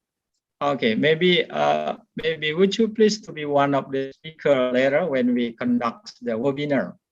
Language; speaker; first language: English; non-native, fluent; Indonesian